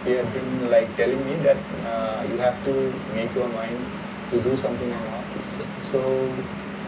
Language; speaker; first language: English; non-native, local second language; Assamese